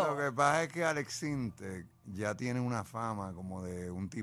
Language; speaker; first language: Spanish; native; Spanish